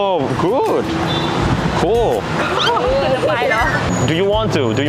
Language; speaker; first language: English; non-native, fluent; Indonesian